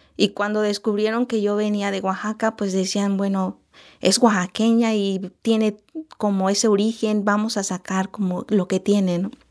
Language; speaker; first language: Spanish; non-native, local second language; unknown